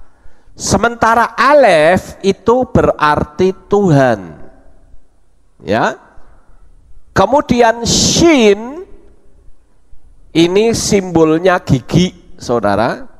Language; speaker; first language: Indonesian; native; Indonesian